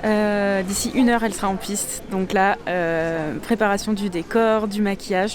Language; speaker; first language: French; native; French